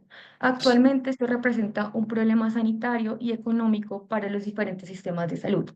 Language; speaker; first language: Spanish; native; Spanish